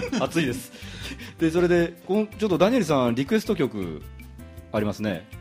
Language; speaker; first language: Japanese; native; Japanese